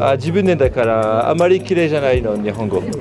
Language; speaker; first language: Japanese; non-native, learner; French